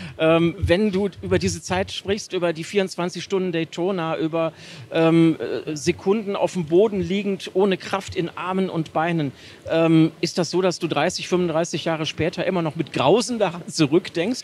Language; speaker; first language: German; native; German